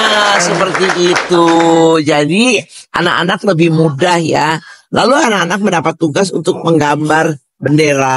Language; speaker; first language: Indonesian; native; Indonesian